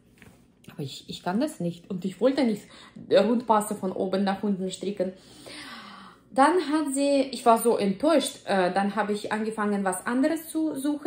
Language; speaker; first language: German; non-native, fluent; Russian